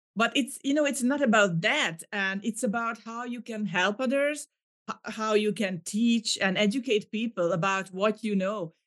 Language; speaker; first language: English; non-native, fluent; Hungarian